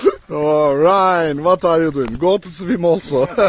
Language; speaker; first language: English; non-native, learner; Turkish